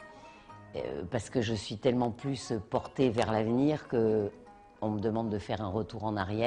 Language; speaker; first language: French; native; French